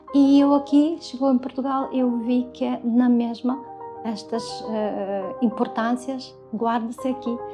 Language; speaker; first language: Portuguese; non-native, learner; Ukrainian